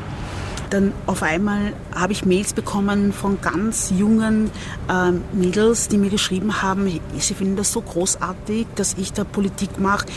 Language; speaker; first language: German; early bilingual, other home language; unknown